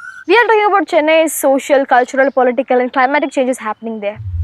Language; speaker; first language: English; non-native, local second language; Malayalam